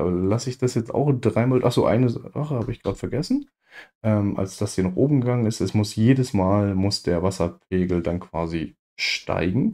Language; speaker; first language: German; native; German